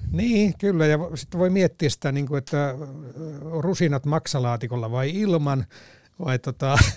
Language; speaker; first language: Finnish; native; Finnish